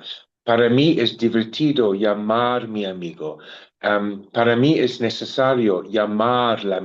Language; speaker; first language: Spanish; non-native, learner; English